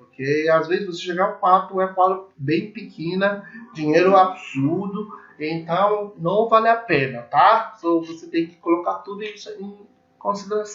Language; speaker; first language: Portuguese; non-native, learner; English